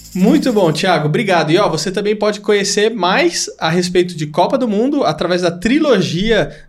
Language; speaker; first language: Portuguese; native; Portuguese